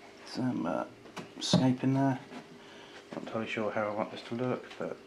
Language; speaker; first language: English; native; English